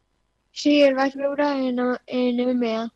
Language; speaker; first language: Catalan; non-native, local second language; Spanish